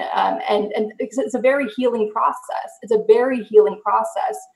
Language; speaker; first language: English; native; English